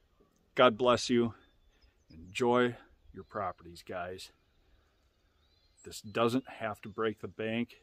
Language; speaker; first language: English; native; English